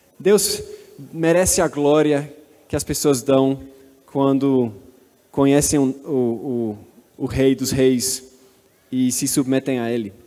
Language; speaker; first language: Portuguese; non-native, fluent; English